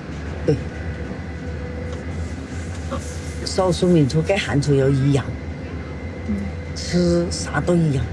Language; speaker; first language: Chinese; native; Chinese